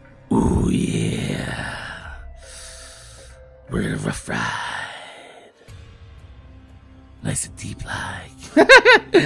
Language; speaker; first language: English; native; English